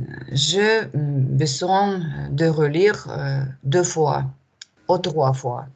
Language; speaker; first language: French; non-native, learner; Russian